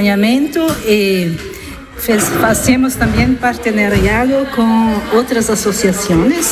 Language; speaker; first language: Spanish; non-native, learner; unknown